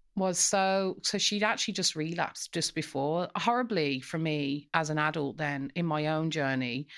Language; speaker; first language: English; native; English